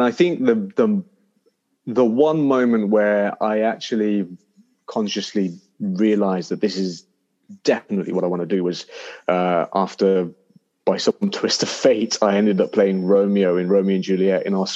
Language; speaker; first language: English; native; English